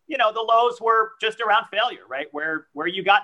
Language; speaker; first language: English; early bilingual, other home language; French